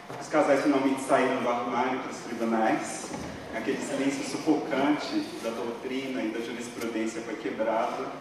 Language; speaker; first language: Portuguese; native; Portuguese